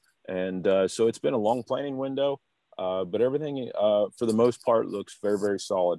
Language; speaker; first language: English; native; English